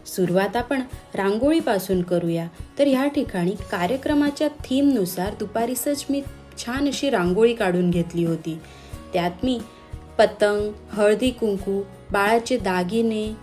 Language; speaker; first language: Marathi; non-native, local second language; Gujarati